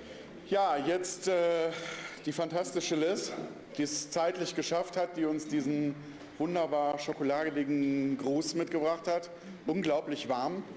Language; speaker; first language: German; native; German